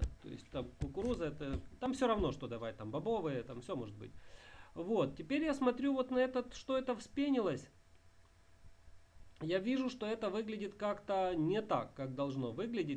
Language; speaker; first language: Russian; native; Russian